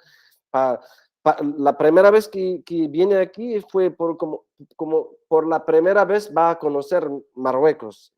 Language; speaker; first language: Spanish; non-native, fluent; Arabic